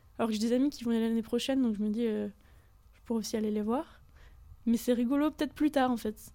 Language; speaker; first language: French; native; French